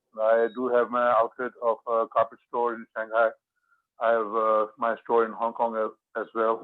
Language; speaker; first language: English; non-native, local second language; Urdu